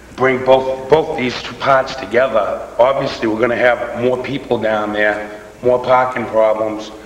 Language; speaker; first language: English; native; English